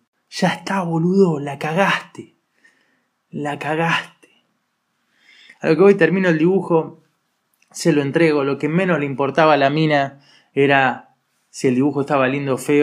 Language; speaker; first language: Spanish; native; Spanish